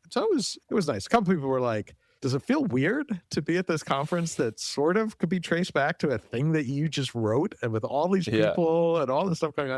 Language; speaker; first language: English; native; English